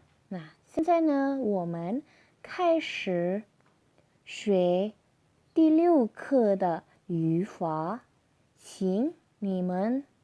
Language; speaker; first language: Chinese; non-native, fluent; Indonesian